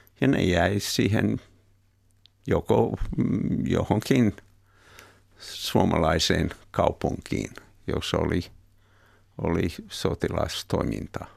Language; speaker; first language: Finnish; non-native, fluent; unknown